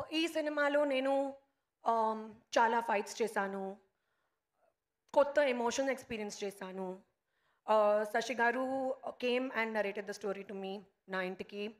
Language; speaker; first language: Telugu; non-native, learner; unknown